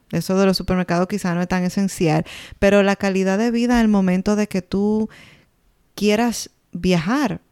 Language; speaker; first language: Spanish; native; Spanish